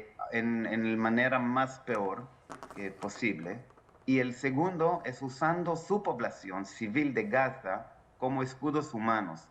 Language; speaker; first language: Spanish; non-native, fluent; Hebrew